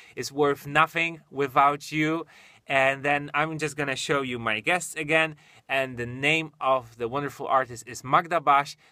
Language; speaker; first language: English; non-native, fluent; Polish